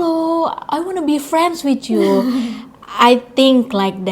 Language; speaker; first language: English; non-native, learner; Indonesian